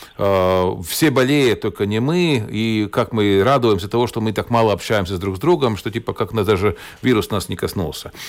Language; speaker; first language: Russian; non-native, local second language; Latvian